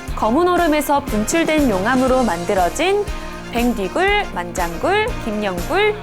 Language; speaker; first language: Korean; native; Korean